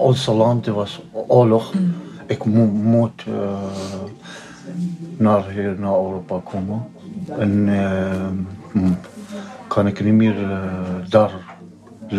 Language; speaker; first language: Dutch; non-native, learner; Arabic